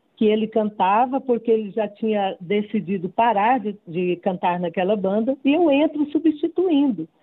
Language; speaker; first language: Portuguese; native; Portuguese